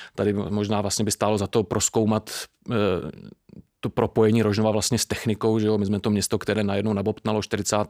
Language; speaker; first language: Czech; native; Czech